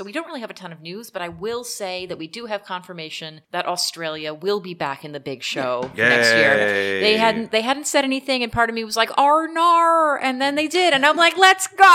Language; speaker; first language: English; native; English